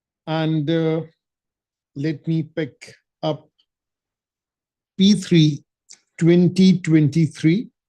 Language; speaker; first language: English; non-native, local second language; Urdu